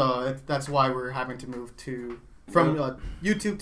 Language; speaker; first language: English; native; English